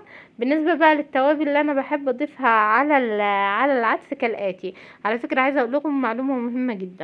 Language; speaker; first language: Arabic; native; Arabic